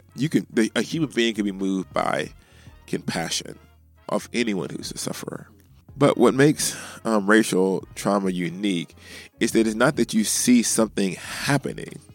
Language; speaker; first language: English; native; English